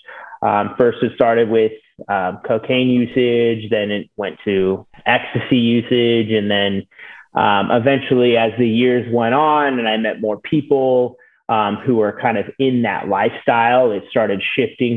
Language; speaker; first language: English; native; English